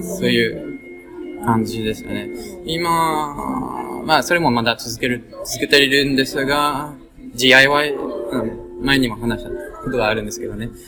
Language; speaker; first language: Japanese; non-native, fluent; French